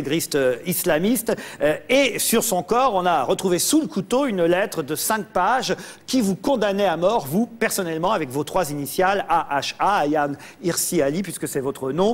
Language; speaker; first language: French; native; French